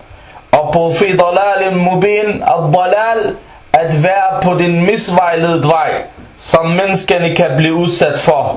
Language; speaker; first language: Danish; non-native, fluent; Arabic